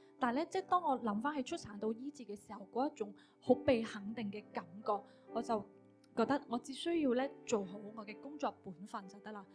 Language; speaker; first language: Cantonese; early bilingual, other home language; Min Nan Chinese